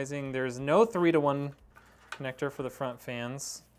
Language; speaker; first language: English; native; English